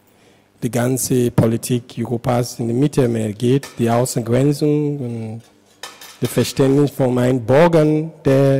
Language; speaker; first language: German; non-native, learner; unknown